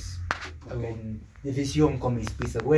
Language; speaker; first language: Spanish; non-native, local second language; English